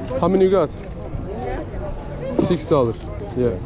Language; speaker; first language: English; non-native, learner; Turkish